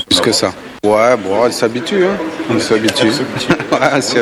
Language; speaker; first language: French; native; French